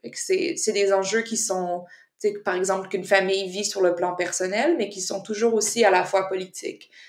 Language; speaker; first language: French; native; French